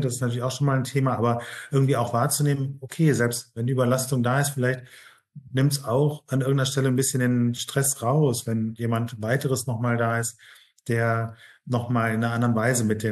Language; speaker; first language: German; native; German